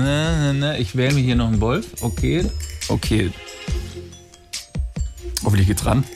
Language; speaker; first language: German; native; German